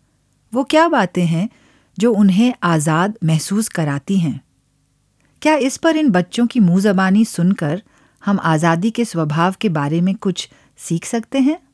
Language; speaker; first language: Hindi; native; Hindi